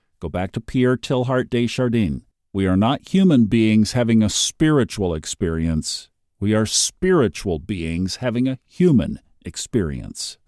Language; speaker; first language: English; native; English